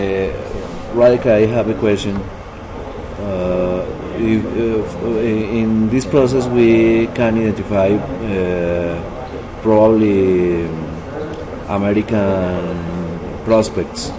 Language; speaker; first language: English; non-native, learner; Spanish